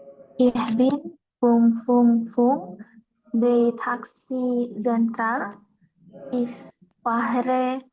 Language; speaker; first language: German; non-native, learner; Indonesian